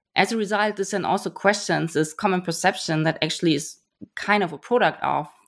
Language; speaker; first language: English; non-native, fluent; German